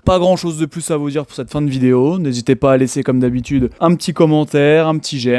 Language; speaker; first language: French; native; French